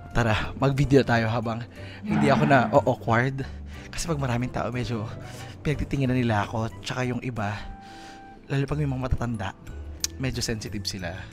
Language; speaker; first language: Filipino; native; Filipino